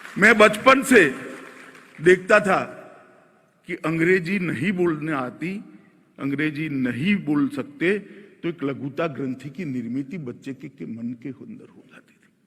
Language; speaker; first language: Hindi; non-native, local second language; Gujarati